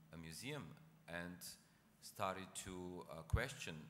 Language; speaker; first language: English; non-native, fluent; Slovenian